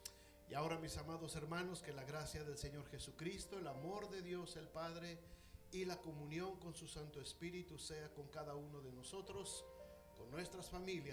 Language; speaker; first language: Spanish; native; Spanish